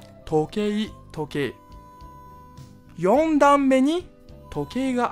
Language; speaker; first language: Japanese; non-native, fluent; Chinese